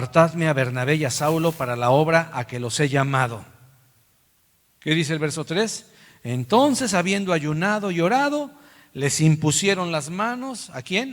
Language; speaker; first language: Spanish; native; Spanish